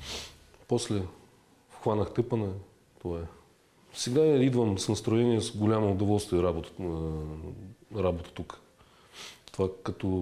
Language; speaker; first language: Bulgarian; early bilingual, heritage; Bulgarian